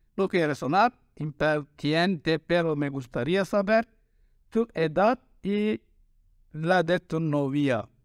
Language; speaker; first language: Spanish; non-native, learner; Turkish